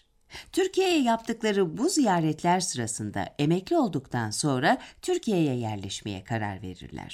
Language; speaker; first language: Turkish; native; Turkish